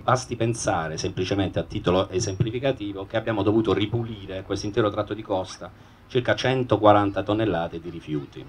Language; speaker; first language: Italian; native; Italian